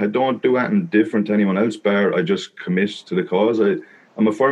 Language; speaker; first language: English; native; English